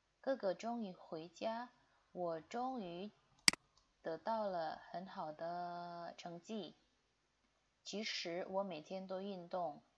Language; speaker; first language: Chinese; non-native, fluent; Indonesian